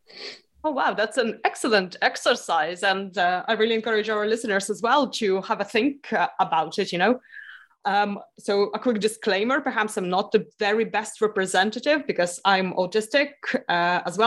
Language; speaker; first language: English; non-native, fluent; Lithuanian